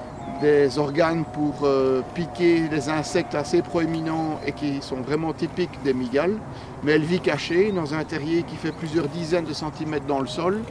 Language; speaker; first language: French; native; French